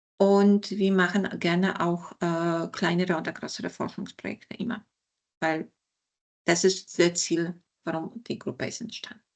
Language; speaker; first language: German; non-native, fluent; Polish